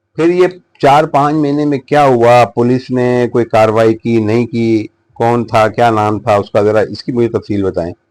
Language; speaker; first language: Urdu; native; Urdu